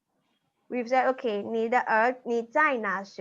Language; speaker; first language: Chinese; non-native, fluent; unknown